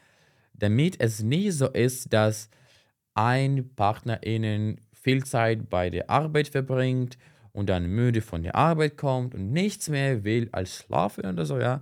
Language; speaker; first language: German; non-native, fluent; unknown